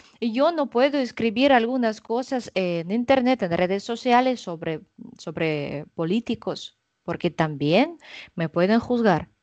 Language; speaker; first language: Spanish; non-native, fluent; Russian